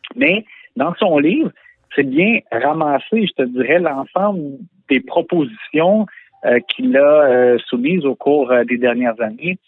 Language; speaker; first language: French; native; French